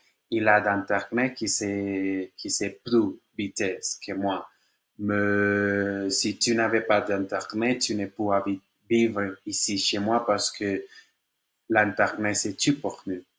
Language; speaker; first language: French; non-native, learner; Spanish